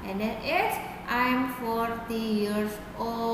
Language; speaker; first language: English; non-native, fluent; Indonesian